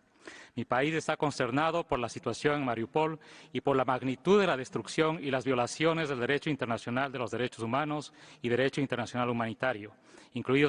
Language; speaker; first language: Spanish; native; Spanish